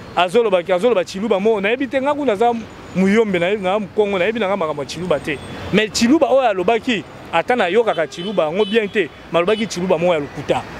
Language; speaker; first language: Lingala; native; Lingala